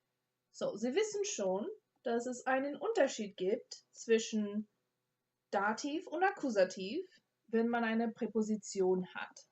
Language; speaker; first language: German; non-native, fluent; English